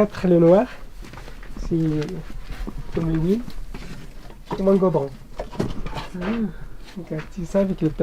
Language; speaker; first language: French; non-native, learner; Arabic